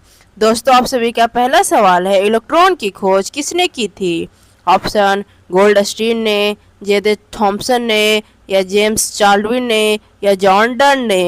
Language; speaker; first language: Hindi; native; Hindi